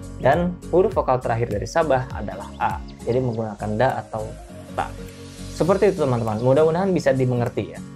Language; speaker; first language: Indonesian; native; Indonesian